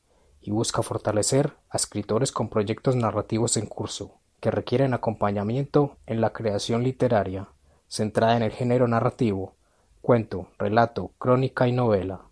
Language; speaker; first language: Spanish; native; Spanish